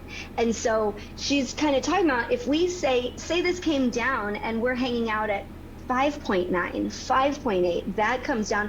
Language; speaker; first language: English; native; English